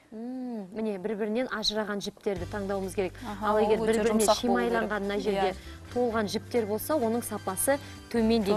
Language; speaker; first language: Kazakh; native; Kazakh